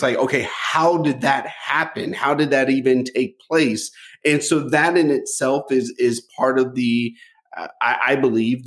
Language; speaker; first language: English; native; English